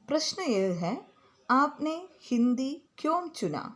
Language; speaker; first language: Hindi; non-native, local second language; Malayalam